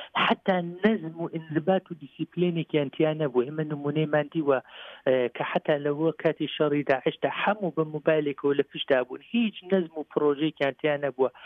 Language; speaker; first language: Central Kurdish; native; Central Kurdish